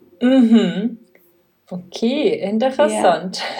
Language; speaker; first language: German; non-native, fluent; Czech